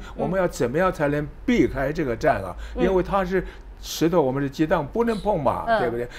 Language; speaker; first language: Chinese; native; Chinese